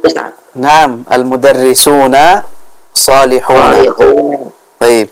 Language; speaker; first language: Arabic; non-native, fluent; Indonesian